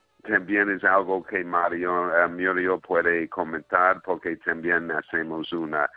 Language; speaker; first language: Spanish; non-native, fluent; English